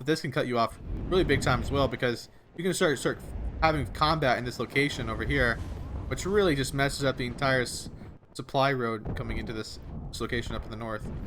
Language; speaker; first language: English; native; English